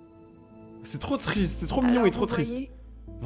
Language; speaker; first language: French; native; French